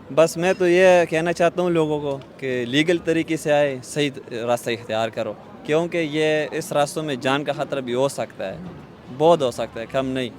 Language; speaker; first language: Urdu; non-native, local second language; Pashto